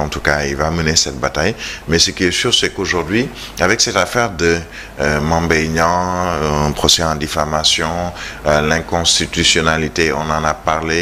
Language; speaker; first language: French; non-native, local second language; Wolof